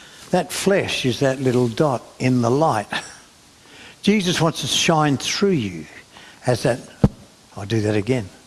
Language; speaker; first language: English; native; English